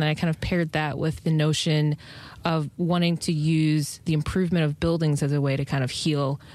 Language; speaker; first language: English; native; English